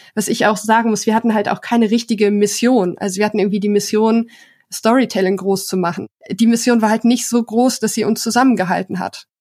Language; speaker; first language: German; native; German